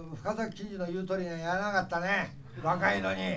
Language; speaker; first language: Japanese; native; Japanese